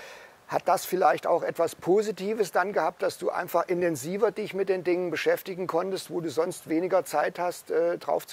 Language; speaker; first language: German; native; German